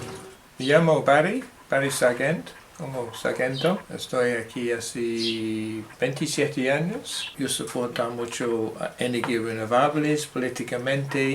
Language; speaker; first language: Spanish; non-native, learner; English